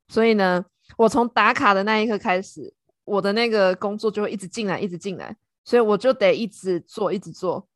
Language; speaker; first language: Chinese; native; Chinese